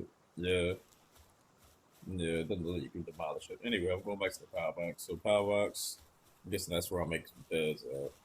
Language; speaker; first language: English; native; English